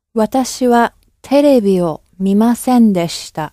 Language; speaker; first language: Japanese; non-native, learner; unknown